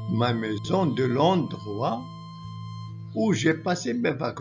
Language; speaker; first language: French; non-native, local second language; Arabic